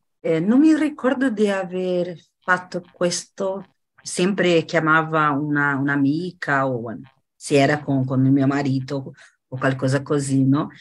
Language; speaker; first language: Italian; non-native, fluent; Portuguese